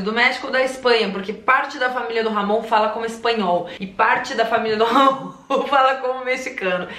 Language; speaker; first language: Portuguese; native; Portuguese